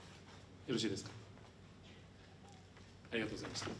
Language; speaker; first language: Japanese; native; Japanese